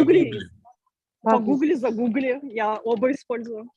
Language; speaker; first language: Russian; native; Russian